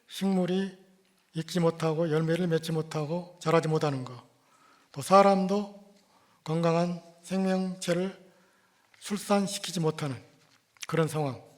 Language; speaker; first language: Korean; native; Korean